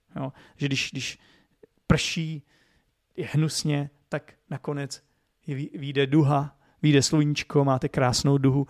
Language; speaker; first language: Czech; native; Czech